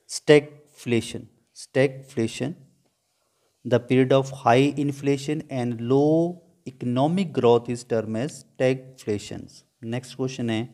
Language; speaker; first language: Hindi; non-native, local second language; Punjabi